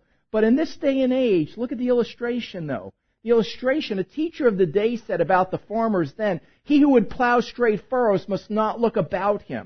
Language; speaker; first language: English; native; English